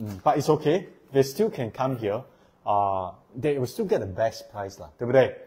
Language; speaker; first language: English; non-native, local second language; Chinese